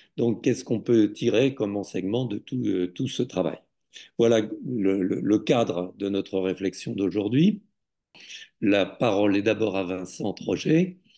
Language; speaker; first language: French; native; French